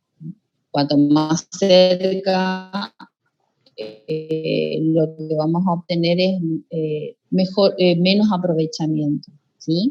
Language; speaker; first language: Spanish; native; Spanish